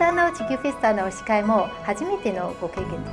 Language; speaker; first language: Japanese; non-native, fluent; Chinese